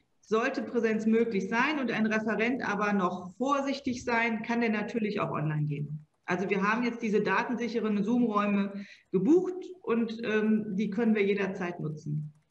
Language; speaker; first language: German; native; German